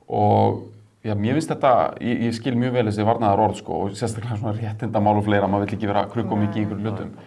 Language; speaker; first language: Icelandic; native; Icelandic